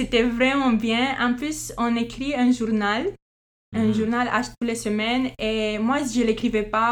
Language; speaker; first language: French; non-native, fluent; Romanian